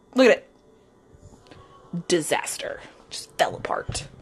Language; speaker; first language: English; native; English